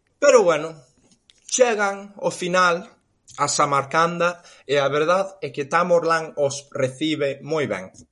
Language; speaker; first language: Galician; non-native, fluent; English